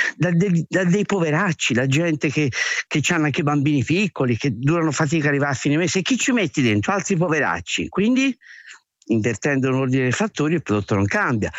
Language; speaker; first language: Italian; native; Italian